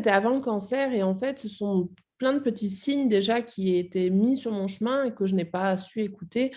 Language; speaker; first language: French; native; French